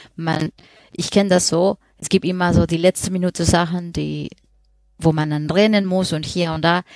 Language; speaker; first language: German; non-native, fluent; Spanish